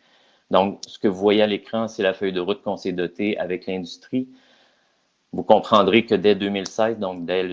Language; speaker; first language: French; native; French